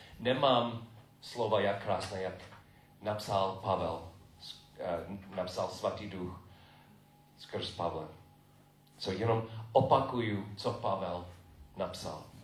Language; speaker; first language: Czech; non-native, fluent; English